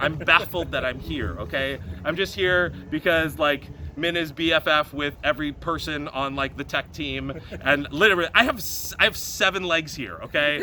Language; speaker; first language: English; native; English